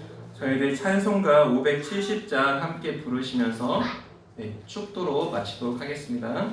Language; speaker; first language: Korean; native; Korean